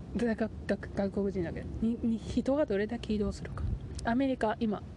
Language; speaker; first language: Japanese; native; Japanese